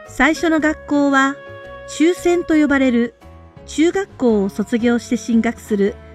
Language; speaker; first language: Japanese; native; Japanese